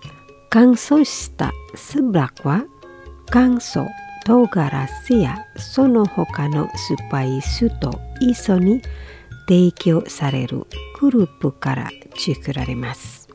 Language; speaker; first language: Japanese; non-native, fluent; Indonesian